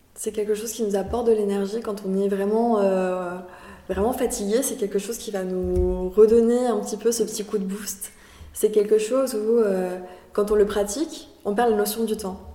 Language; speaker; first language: French; early bilingual, other home language; Spanish